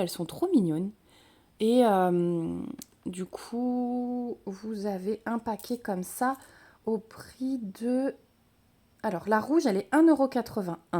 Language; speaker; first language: French; native; French